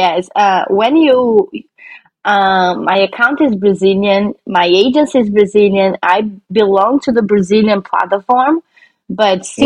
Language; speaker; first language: English; non-native, fluent; Portuguese